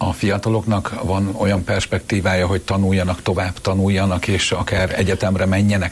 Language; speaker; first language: Hungarian; native; Hungarian